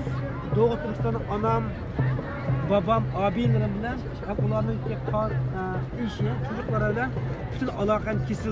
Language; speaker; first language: Turkish; non-native, learner; Uyghur